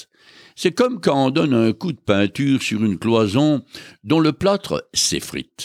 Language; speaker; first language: French; native; French